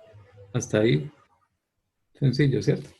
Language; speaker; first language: Spanish; native; Spanish